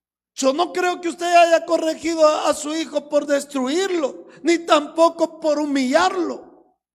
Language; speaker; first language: Spanish; native; Spanish